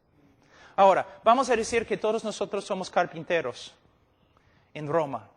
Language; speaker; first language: Spanish; non-native, fluent; English